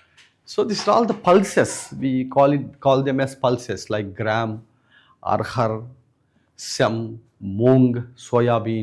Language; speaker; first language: English; non-native, local second language; Telugu